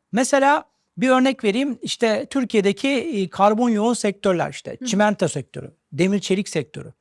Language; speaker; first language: Turkish; native; Turkish